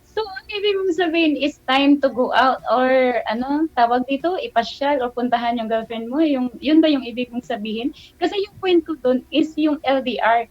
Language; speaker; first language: Filipino; non-native, local second language; Hiligaynon